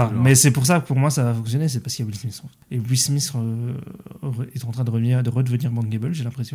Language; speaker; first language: French; native; French